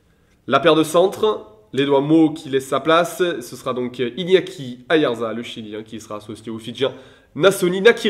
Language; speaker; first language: French; native; French